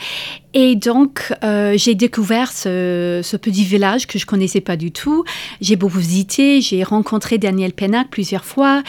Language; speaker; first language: French; non-native, fluent; English